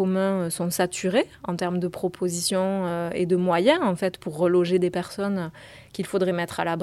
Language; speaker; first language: French; native; French